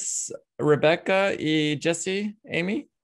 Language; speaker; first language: Spanish; non-native, fluent; English